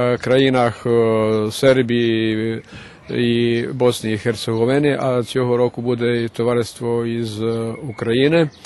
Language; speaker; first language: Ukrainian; early bilingual, heritage; Ukrainian